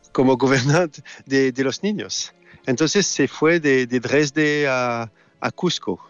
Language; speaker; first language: Spanish; non-native, fluent; French